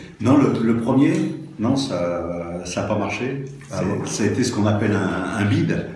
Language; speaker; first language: French; native; French